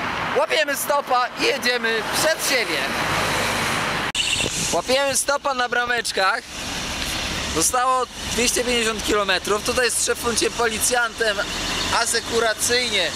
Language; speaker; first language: Polish; native; Polish